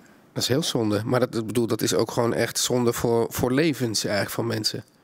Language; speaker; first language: Dutch; native; Dutch